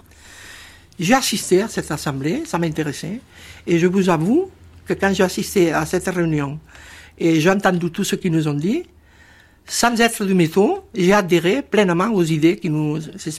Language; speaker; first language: French; non-native, fluent; Spanish